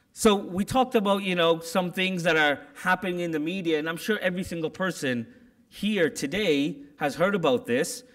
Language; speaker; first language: English; native; English